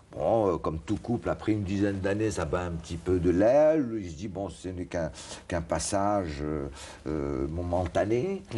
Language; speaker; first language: French; non-native, local second language; Arabic